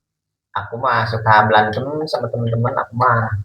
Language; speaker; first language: Indonesian; non-native, local second language; Sundanese